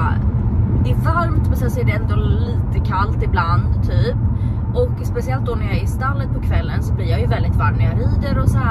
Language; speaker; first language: Swedish; native; Swedish